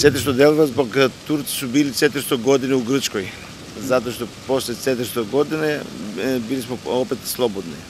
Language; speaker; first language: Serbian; non-native, learner; Greek